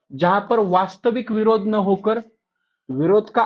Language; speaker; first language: Hindi; non-native, local second language; Marathi